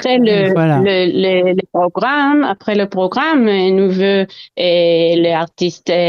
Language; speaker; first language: French; non-native, learner; Hebrew